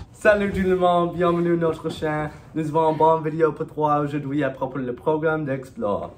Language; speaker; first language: French; non-native, learner; English